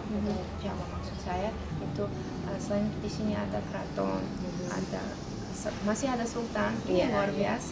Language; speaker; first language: Indonesian; non-native, fluent; Russian